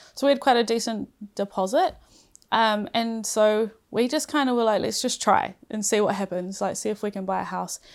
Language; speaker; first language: English; native; English